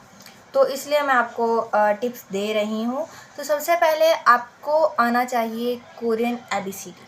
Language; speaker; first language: Hindi; native; Hindi